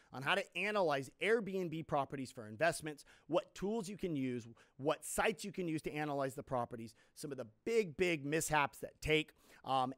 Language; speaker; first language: English; native; English